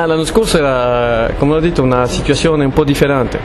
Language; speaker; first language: Italian; non-native, fluent; French